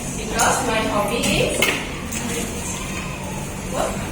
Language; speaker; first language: English; non-native, learner; Indonesian